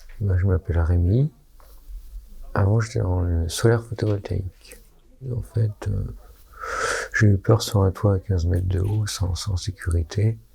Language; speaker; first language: French; native; French